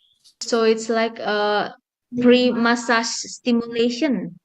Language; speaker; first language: English; non-native, fluent; Indonesian